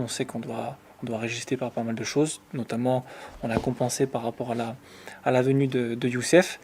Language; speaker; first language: French; native; French